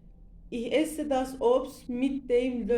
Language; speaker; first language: German; non-native, learner; Turkish